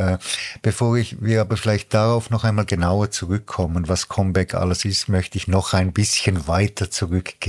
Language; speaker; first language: German; native; German